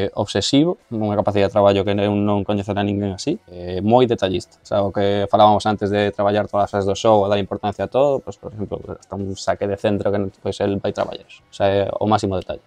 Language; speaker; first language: Galician; non-native, local second language; Spanish